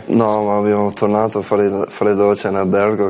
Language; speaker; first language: Italian; non-native, learner; English